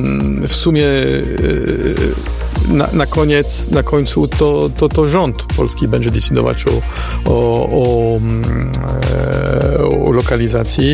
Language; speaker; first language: Polish; non-native, fluent; French